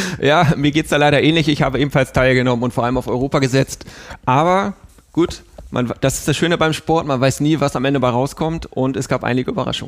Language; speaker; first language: German; native; German